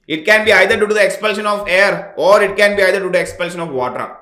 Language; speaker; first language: English; non-native, local second language; Malayalam